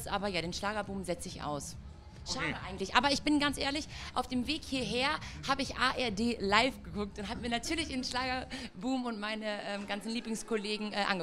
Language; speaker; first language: German; native; German